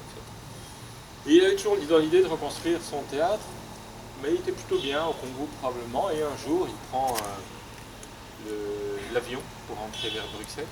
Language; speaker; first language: French; native; French